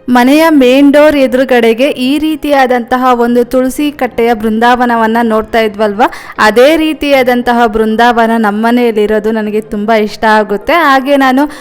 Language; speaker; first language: Kannada; non-native, local second language; Telugu